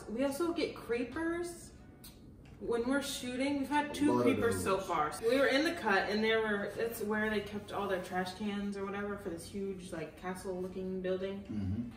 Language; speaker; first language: English; native; English